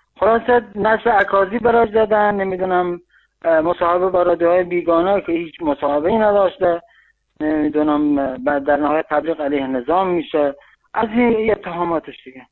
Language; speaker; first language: Persian; non-native, local second language; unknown